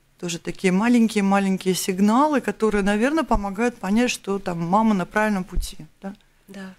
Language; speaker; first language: Russian; native; Russian